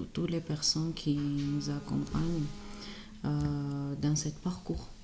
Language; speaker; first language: French; non-native, fluent; Armenian